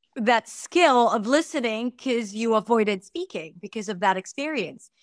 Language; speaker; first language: English; non-native, fluent; Hebrew